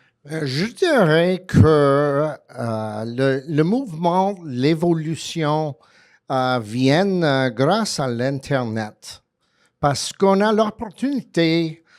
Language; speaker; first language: French; early bilingual, heritage; French